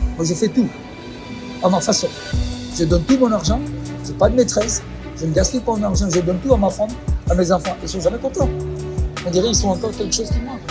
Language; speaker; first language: French; non-native, fluent; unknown